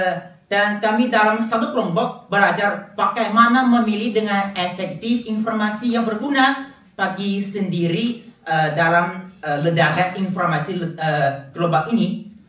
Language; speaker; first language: Indonesian; non-native, fluent; Chinese